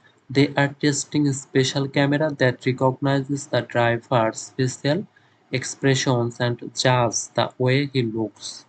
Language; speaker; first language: English; non-native, local second language; Bangla